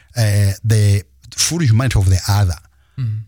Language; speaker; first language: English; non-native, local second language; Kinyarwanda